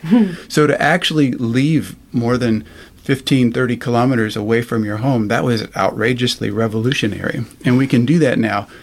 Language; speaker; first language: English; native; English